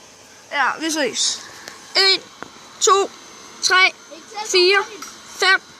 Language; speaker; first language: Danish; native; Danish